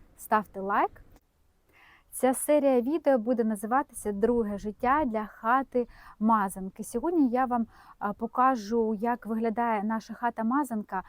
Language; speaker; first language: Ukrainian; non-native, local second language; Russian